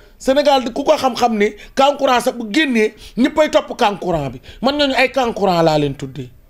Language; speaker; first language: Wolof; native; Wolof